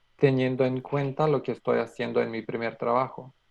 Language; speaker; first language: Spanish; non-native, fluent; Macedonian